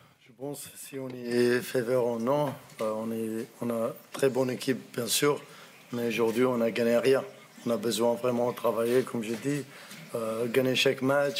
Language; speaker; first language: French; non-native, learner; Arabic